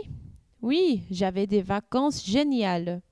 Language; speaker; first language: French; non-native, learner; English